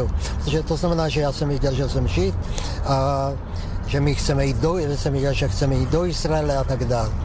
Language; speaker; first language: Czech; early bilingual, heritage; Czech